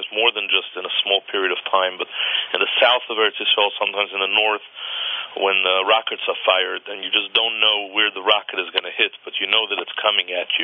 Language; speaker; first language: English; native; English